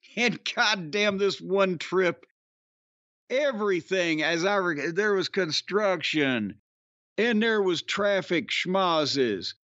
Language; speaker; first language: English; native; English